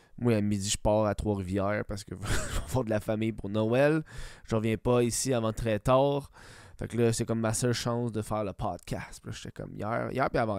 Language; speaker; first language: French; native; French